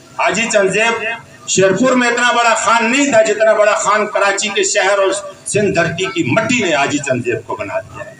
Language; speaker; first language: Urdu; non-native, local second language; Pashto